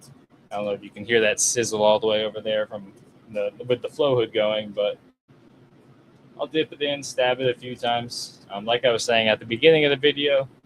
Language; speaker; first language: English; native; English